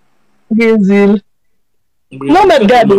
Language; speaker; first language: French; non-native, local second language; Haitian Creole